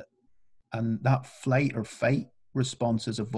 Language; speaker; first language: English; native; English